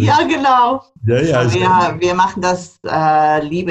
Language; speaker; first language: German; non-native, fluent; English